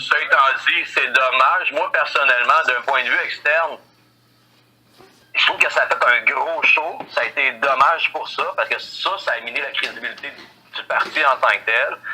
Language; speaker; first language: French; native; French